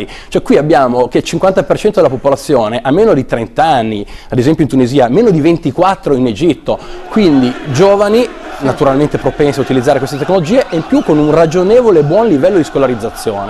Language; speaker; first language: Italian; native; Italian